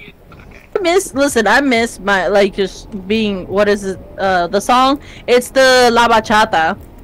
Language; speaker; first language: English; early bilingual, other home language; Spanish